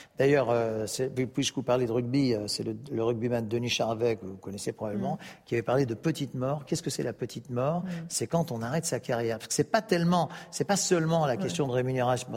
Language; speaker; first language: French; native; French